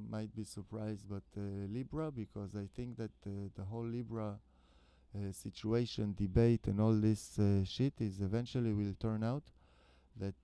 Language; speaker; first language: English; non-native, fluent; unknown